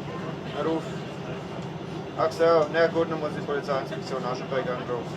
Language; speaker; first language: German; native; German